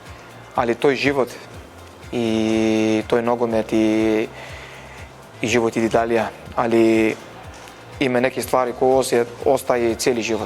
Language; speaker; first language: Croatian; non-native, learner; Arabic